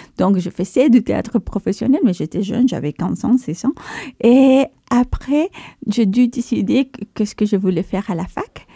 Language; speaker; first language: French; non-native, fluent; Spanish